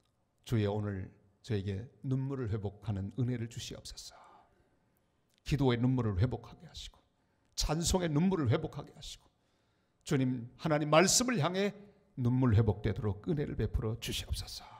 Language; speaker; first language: Korean; native; Korean